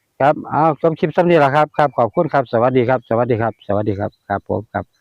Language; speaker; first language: Thai; non-native, local second language; Lao